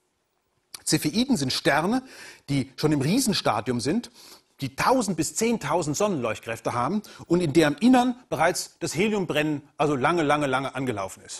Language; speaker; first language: German; native; German